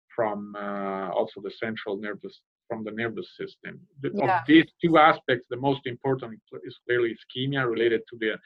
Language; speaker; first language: English; non-native, fluent; Italian